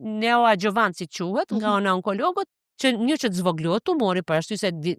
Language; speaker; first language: Albanian; native; Albanian